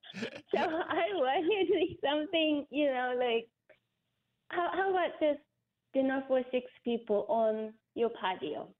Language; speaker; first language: English; non-native, fluent; Korean